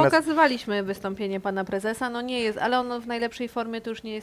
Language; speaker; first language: Polish; native; Polish